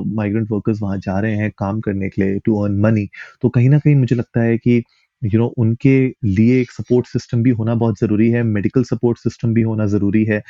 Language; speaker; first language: Hindi; native; Hindi